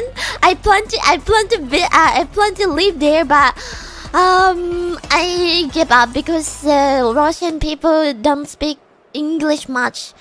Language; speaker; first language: English; non-native, learner; Japanese